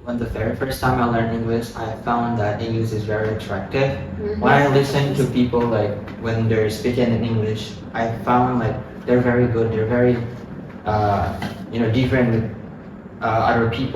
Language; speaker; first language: English; non-native, fluent; Indonesian